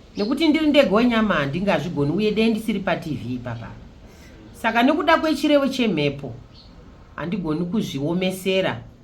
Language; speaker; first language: Shona; native; Shona